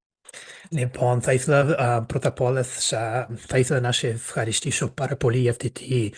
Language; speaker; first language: Greek; non-native, fluent; Portuguese